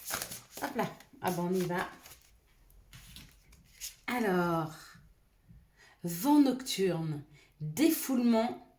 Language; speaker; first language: French; native; French